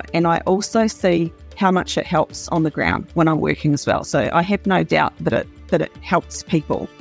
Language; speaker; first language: English; native; English